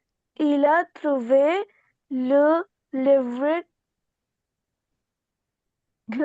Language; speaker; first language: French; non-native, learner; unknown